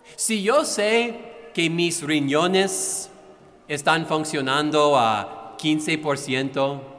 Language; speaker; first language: Spanish; non-native, fluent; English